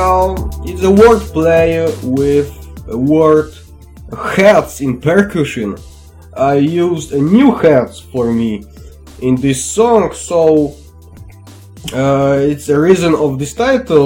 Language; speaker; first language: English; non-native, learner; Polish